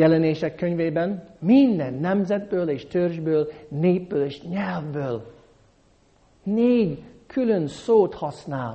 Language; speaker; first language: Hungarian; non-native, fluent; English